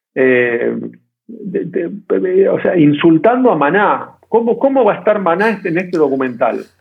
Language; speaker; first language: Spanish; native; Spanish